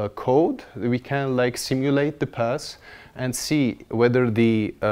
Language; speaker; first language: English; non-native, fluent; Armenian